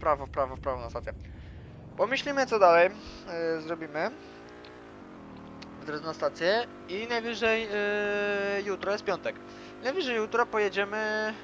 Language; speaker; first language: Polish; native; Polish